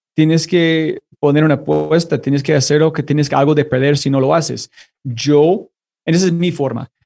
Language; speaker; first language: Spanish; non-native, fluent; English